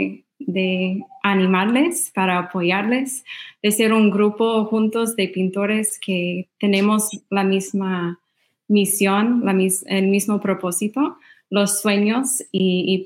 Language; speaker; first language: Spanish; non-native, fluent; English